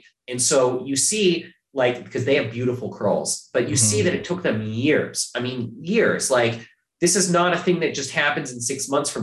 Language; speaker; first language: English; native; English